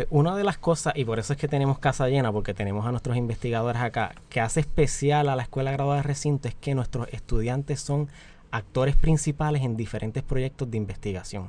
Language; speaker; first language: Spanish; native; Spanish